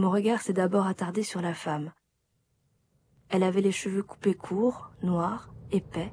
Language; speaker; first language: French; native; French